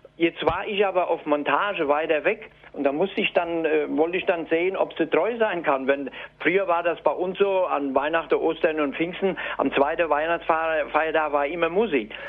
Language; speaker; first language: German; native; German